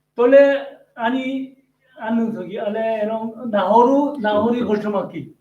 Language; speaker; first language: Czech; non-native, learner; Korean